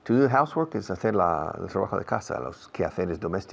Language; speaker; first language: Spanish; non-native, fluent; English